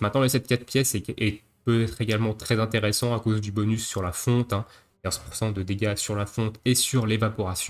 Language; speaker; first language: French; native; French